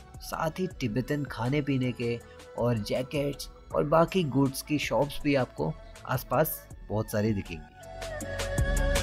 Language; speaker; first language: Hindi; native; Hindi